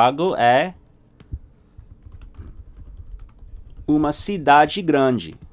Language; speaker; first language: Portuguese; non-native, fluent; English